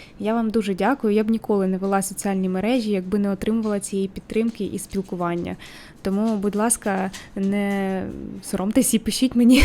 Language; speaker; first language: Ukrainian; native; Ukrainian